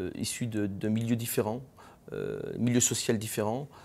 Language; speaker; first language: French; native; French